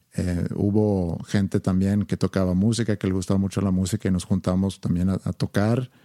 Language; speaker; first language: Spanish; non-native, fluent; Swedish